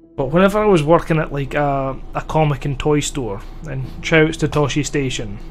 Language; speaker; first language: English; native; English